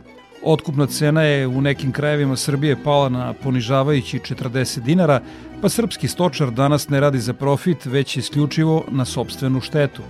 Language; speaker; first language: Serbian; native; Serbian